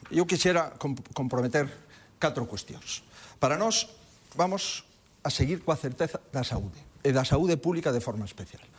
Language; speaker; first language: Galician; native; Galician